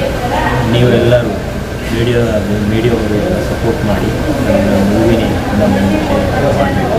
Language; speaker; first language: Kannada; non-native, fluent; Telugu